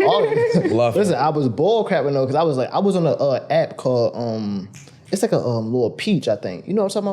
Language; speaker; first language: English; native; English